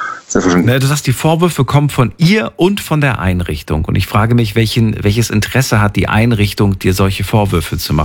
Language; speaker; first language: German; native; German